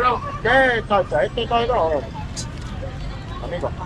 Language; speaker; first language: Spanish; non-native, learner; English